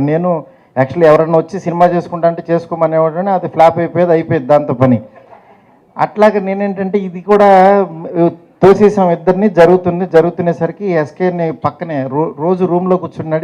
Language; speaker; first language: Telugu; native; Telugu